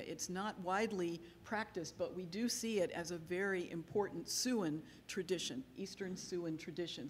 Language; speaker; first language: English; native; English